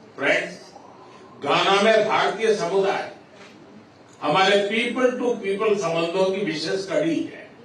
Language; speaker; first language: Hindi; non-native, local second language; Gujarati